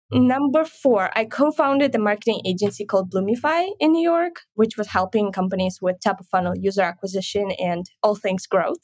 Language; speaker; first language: English; non-native, fluent; Ukrainian